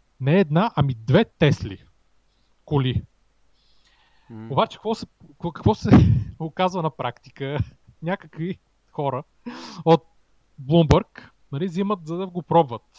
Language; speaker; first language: Bulgarian; native; Bulgarian